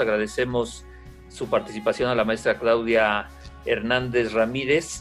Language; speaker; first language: Spanish; native; Spanish